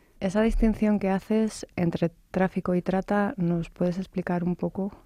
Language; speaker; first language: Spanish; native; Spanish